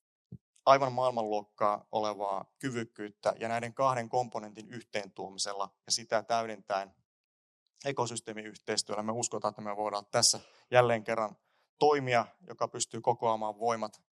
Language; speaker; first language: Finnish; native; Finnish